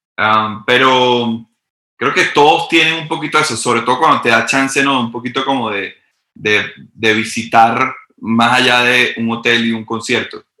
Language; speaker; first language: Spanish; native; Spanish